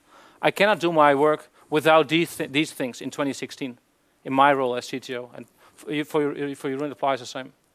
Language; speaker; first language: English; non-native, fluent; Dutch